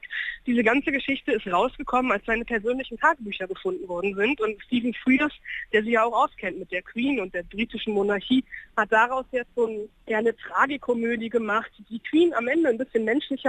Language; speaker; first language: German; native; German